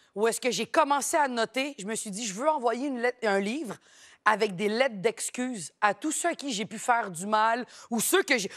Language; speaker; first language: French; native; French